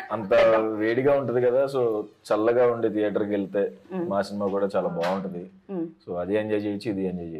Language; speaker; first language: Telugu; native; Telugu